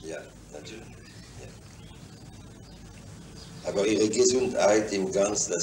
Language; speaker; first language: German; non-native, fluent; French